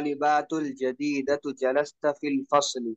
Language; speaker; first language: Arabic; non-native, learner; Urdu